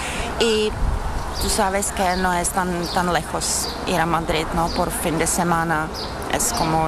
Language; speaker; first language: Spanish; non-native, fluent; Czech